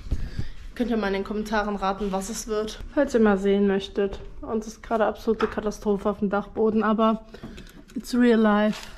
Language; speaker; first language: German; native; German